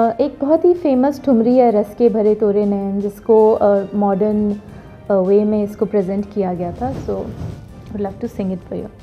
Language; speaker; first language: Hindi; non-native, local second language; Bangla